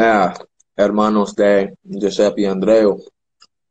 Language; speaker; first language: Spanish; non-native, learner; English